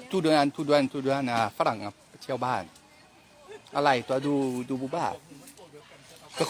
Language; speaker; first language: Thai; non-native, learner; French